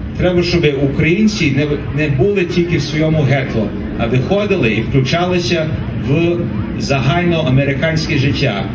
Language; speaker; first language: Ukrainian; early bilingual, heritage; Ukrainian